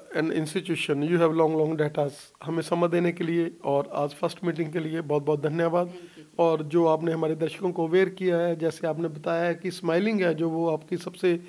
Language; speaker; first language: Hindi; non-native, local second language; Punjabi